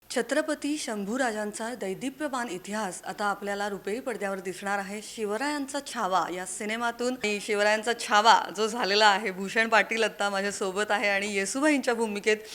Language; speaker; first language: Marathi; native; Marathi